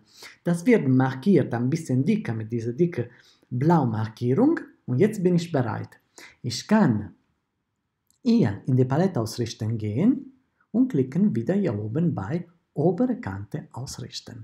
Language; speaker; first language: German; non-native, fluent; Italian